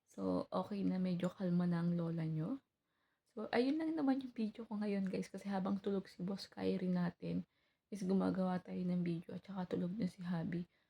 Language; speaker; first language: Filipino; native; Filipino